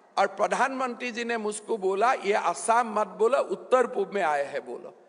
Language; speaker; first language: Hindi; non-native, local second language; Assamese